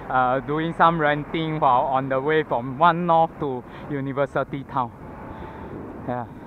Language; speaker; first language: English; non-native, local second language; Chinese